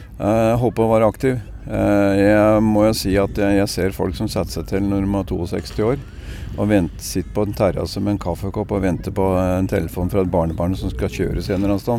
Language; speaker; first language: Norwegian; native; Norwegian